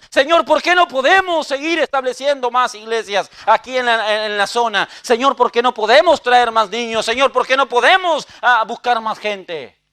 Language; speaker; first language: Spanish; native; Spanish